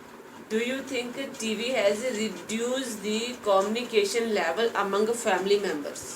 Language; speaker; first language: English; non-native, local second language; Hindi